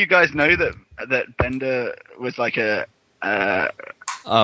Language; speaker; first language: English; native; English